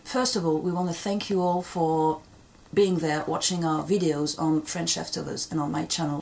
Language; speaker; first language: English; non-native, fluent; French